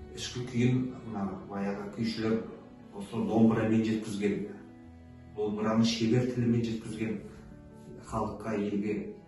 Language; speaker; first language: Kazakh; native; Kazakh